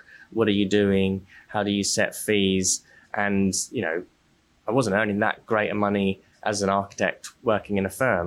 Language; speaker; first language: English; native; English